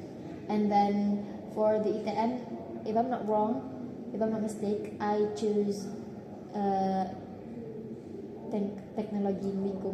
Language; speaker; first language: English; non-native, learner; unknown